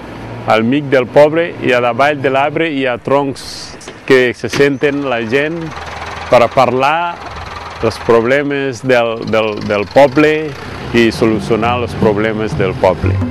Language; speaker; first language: Catalan; non-native, fluent; Mandingo